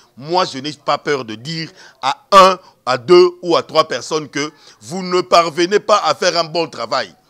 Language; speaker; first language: French; non-native, local second language; Lingala